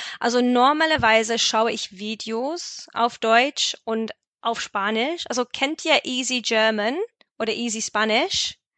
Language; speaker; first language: German; non-native, fluent; English